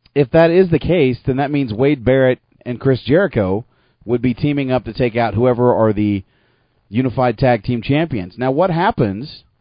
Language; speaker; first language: English; native; English